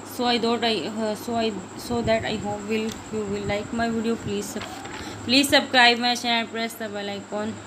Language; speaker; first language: English; non-native, local second language; Urdu